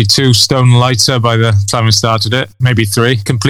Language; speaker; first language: English; native; English